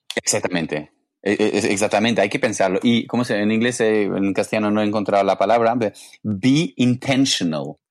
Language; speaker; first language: Spanish; non-native, fluent; English